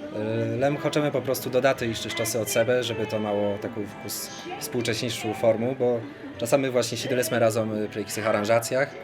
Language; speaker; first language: Polish; non-native, local second language; Rusyn